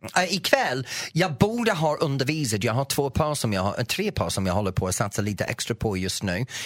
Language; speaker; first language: Swedish; non-native, fluent; English